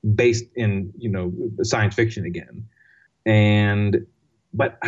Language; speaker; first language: English; non-native, fluent; Greek